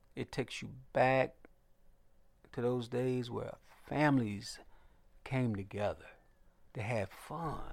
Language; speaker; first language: English; native; English